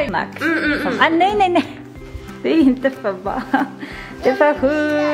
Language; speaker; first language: Swedish; non-native, learner; Japanese